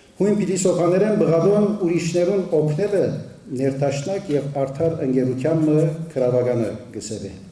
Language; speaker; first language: Armenian; early bilingual, heritage; Armenian